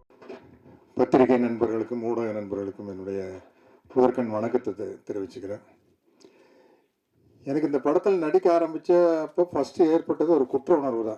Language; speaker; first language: Tamil; native; Tamil